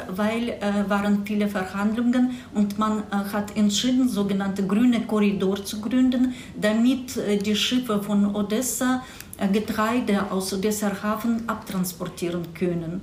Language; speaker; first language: German; non-native, fluent; Russian